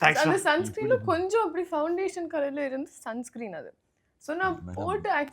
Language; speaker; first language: Tamil; non-native, learner; Telugu